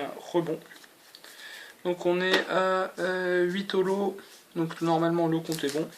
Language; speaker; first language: French; native; French